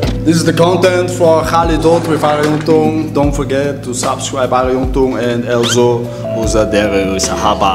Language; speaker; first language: English; non-native, fluent; German